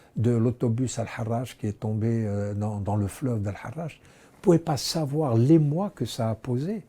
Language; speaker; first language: French; non-native, local second language; Arabic